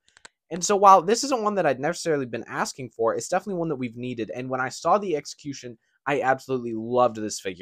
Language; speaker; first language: English; native; English